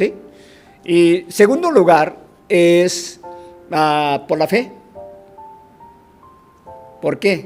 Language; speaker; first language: Spanish; non-native, fluent; Korean